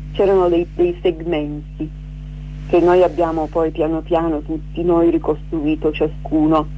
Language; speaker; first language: Italian; early bilingual, other home language; Armenian